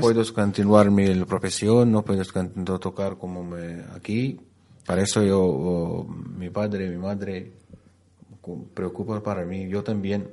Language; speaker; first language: Spanish; non-native, learner; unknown